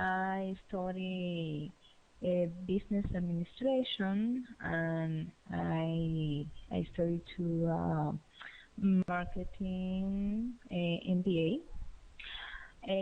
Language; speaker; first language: English; non-native, learner; Spanish